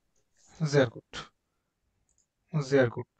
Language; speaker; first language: German; non-native, fluent; Bangla